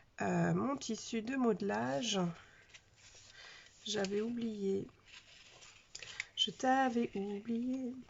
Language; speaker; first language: French; native; French